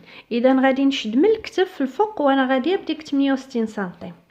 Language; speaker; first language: Arabic; native; Arabic